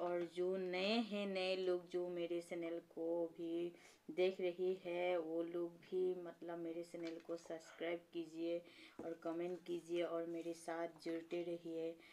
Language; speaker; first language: Hindi; non-native, local second language; Assamese